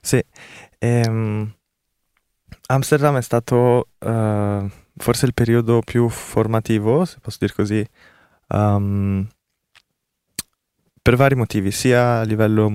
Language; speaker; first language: Italian; early bilingual, other home language; Korean